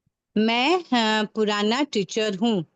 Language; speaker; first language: Hindi; native; Hindi